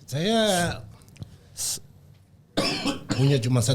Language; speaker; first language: Indonesian; non-native, learner; Spanish